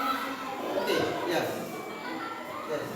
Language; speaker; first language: English; non-native, learner; Indonesian